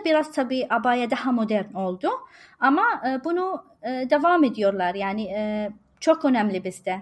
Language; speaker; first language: Turkish; non-native, learner; Arabic